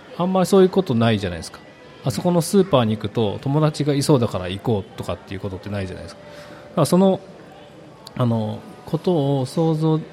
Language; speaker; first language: Japanese; native; Japanese